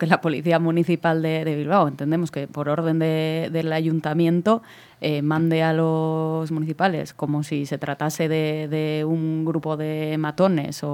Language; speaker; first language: Spanish; native; Spanish